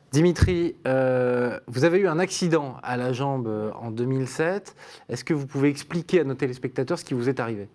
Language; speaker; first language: French; native; French